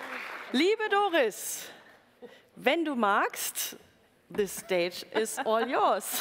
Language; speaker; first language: German; native; German